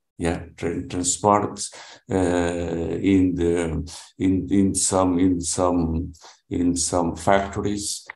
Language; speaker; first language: English; non-native, learner; Portuguese